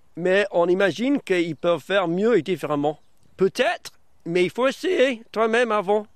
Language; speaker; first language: French; non-native, fluent; English